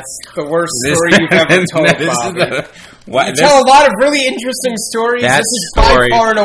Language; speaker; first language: English; native; English